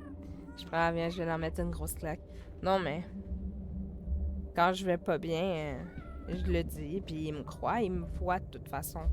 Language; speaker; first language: French; native; French